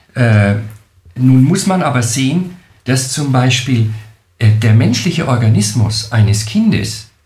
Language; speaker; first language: German; native; German